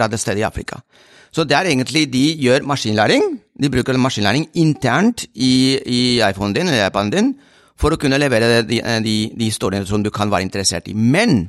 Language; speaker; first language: Norwegian; non-native, fluent; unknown